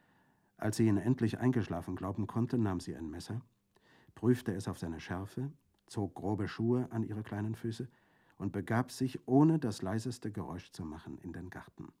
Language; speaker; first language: German; native; German